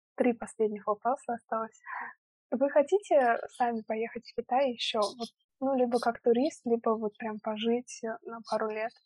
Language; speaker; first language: Russian; native; Russian